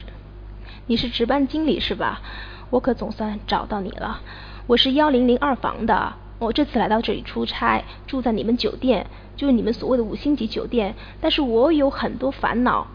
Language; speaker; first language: Chinese; native; Chinese